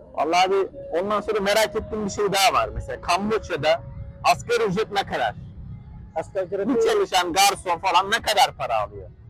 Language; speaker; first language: Turkish; native; Turkish